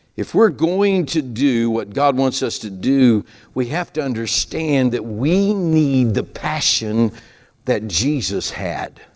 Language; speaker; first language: English; native; English